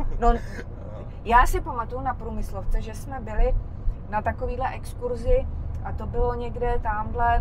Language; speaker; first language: Czech; native; Czech